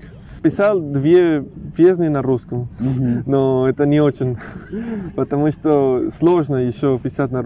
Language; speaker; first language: Russian; non-native, learner; Spanish